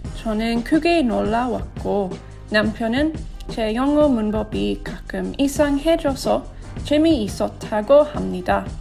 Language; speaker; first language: Korean; non-native, learner; English